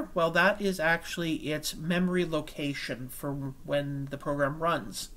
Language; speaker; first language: English; native; English